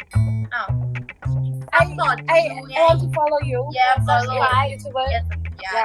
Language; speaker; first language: English; non-native, learner; Thai